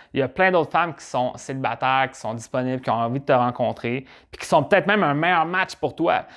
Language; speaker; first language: French; native; French